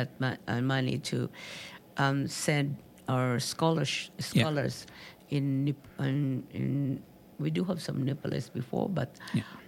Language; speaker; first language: English; non-native, local second language; Cebuano